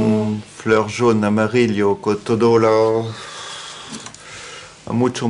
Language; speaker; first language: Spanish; non-native, learner; French